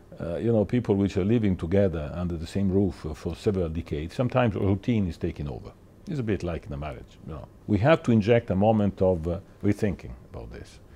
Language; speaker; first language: English; non-native, fluent; Italian